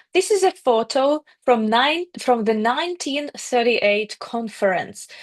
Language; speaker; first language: English; non-native, fluent; Ukrainian